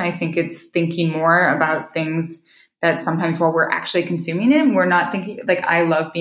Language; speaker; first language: English; native; English